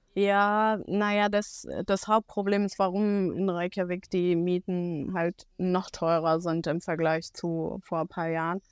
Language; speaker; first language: German; native; German